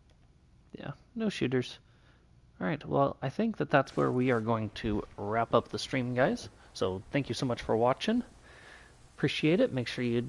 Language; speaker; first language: English; native; English